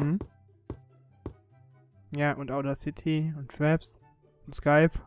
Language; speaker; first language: German; native; German